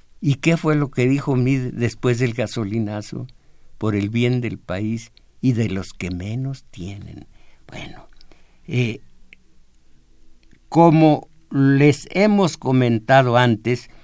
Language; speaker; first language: Spanish; native; Spanish